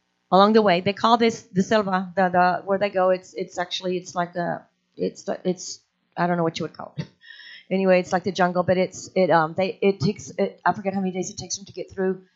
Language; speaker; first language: English; native; English